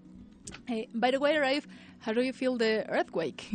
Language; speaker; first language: English; non-native, fluent; Spanish